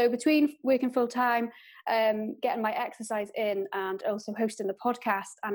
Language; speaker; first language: English; native; English